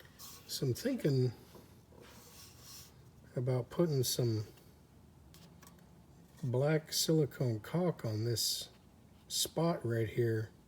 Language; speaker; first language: English; native; English